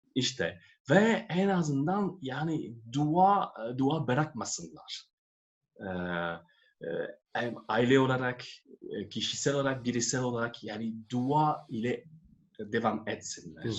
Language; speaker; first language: Turkish; non-native, fluent; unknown